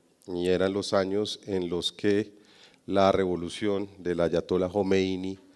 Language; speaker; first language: Spanish; native; Spanish